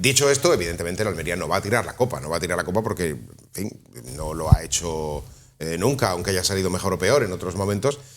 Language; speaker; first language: Spanish; native; Spanish